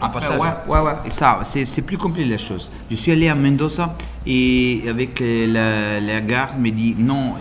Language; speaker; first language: French; non-native, learner; Italian